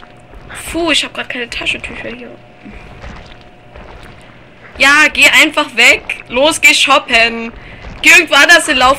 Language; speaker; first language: German; native; German